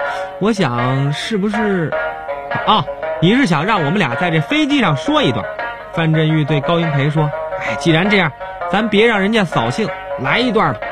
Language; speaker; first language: Chinese; native; Chinese